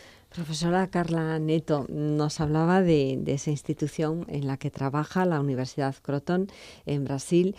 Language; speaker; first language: Spanish; native; Spanish